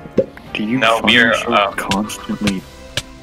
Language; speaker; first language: English; native; English